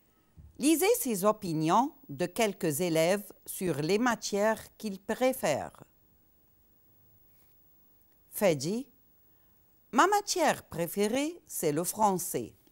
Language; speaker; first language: French; non-native, fluent; Arabic